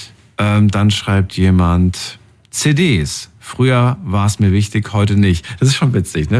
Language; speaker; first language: German; native; German